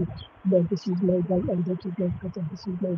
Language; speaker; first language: English; non-native, learner; Bangla